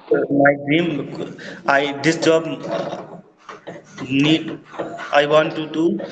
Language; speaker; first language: English; non-native, learner; Hindi